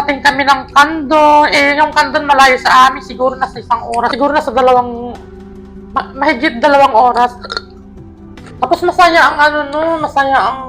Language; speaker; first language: Filipino; non-native, local second language; Iloko